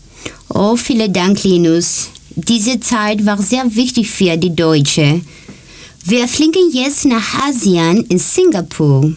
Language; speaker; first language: German; non-native, learner; Greek